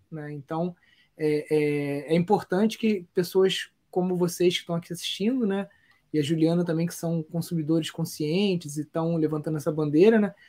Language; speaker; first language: Portuguese; native; Portuguese